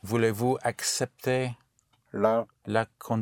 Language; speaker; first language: French; non-native, learner; English